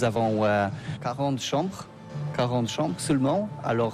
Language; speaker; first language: French; non-native, learner; Polish